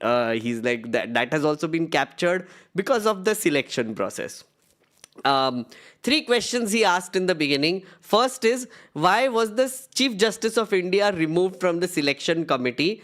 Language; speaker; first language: English; non-native, local second language; Hindi